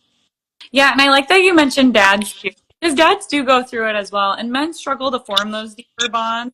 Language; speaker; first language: English; native; English